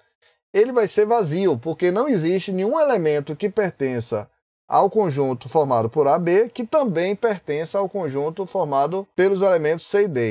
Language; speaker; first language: Portuguese; native; Portuguese